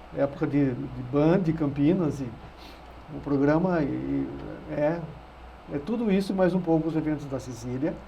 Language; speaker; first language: Portuguese; native; Portuguese